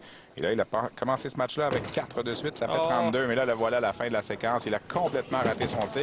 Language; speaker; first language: French; native; French